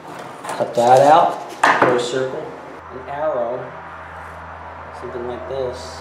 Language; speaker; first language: English; native; English